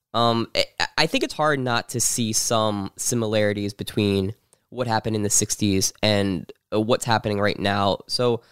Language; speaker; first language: English; native; English